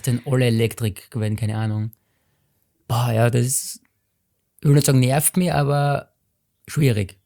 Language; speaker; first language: German; native; German